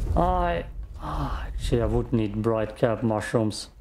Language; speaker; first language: English; non-native, fluent; German